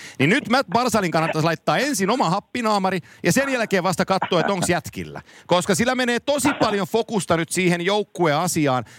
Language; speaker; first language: Finnish; native; Finnish